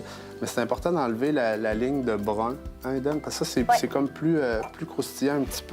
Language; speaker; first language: French; native; French